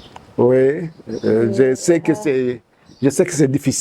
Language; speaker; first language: French; non-native, local second language; Swahili